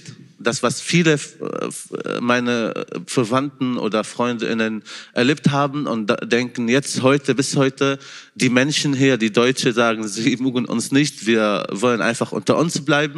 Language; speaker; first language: German; non-native, fluent; Arabic